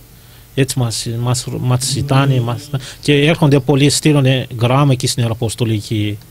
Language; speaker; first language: Greek; non-native, learner; Malagasy